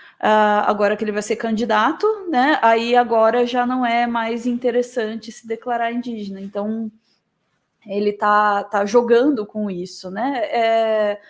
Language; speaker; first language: Portuguese; native; Portuguese